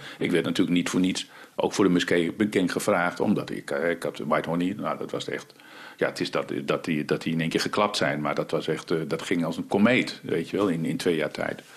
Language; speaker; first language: Dutch; early bilingual, other home language; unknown